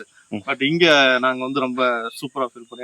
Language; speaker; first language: Tamil; native; Tamil